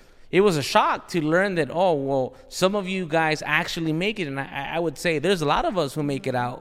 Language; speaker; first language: English; early bilingual, other home language; Spanish